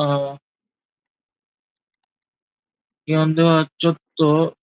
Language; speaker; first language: Japanese; non-native, learner; Bangla